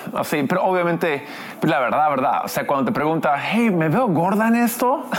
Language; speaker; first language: Spanish; early bilingual, other home language; English